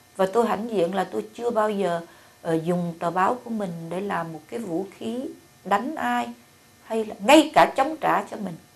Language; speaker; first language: Vietnamese; native; Vietnamese